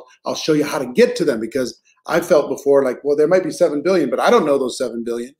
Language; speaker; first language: English; native; English